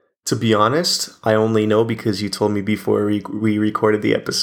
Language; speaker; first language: English; native; English